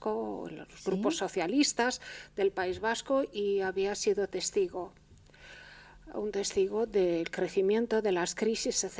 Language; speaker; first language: Spanish; early bilingual, heritage; Spanish